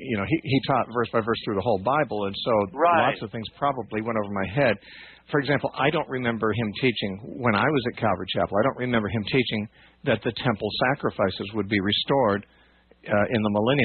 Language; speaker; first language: English; native; English